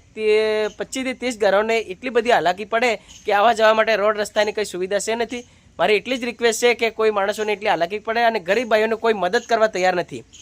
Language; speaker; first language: Gujarati; non-native, local second language; Bhili